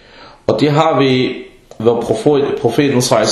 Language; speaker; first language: Danish; early bilingual, other home language; Arabic